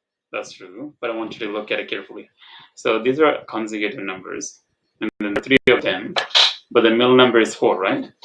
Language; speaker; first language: English; non-native, fluent; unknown